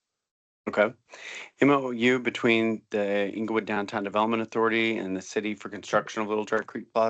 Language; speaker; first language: English; native; English